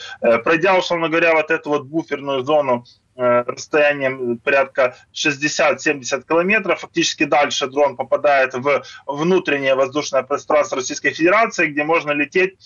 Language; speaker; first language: Russian; native; Russian